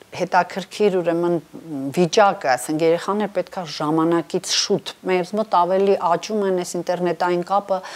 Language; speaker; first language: Armenian; native; Armenian